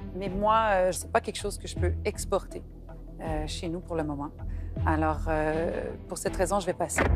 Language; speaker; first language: French; native; French